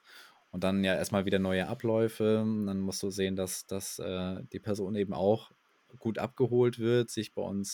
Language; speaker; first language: German; native; German